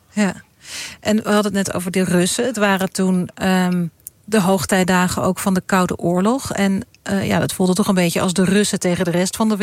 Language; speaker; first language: Dutch; native; Dutch